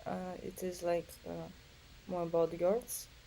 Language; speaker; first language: English; non-native, learner; Russian